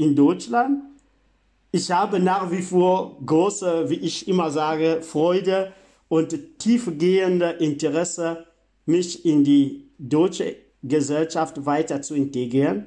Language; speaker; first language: German; non-native, fluent; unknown